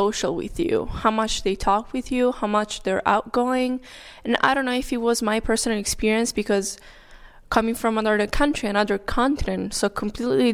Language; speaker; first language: English; non-native, fluent; Italian